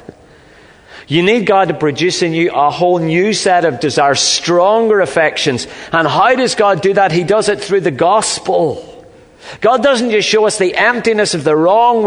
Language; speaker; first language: English; native; English